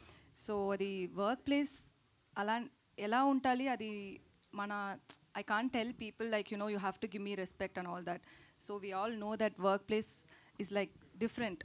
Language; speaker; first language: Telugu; non-native, learner; Tamil